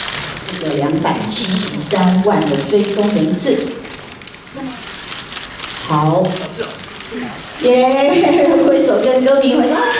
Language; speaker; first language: Chinese; native; Chinese